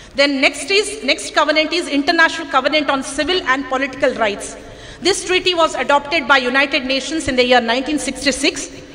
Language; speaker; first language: English; non-native, local second language; Kannada